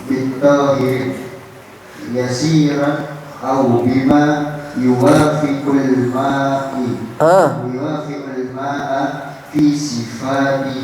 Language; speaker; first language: Arabic; non-native, learner; Indonesian